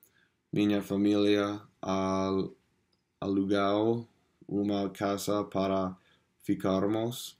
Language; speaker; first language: Portuguese; non-native, learner; English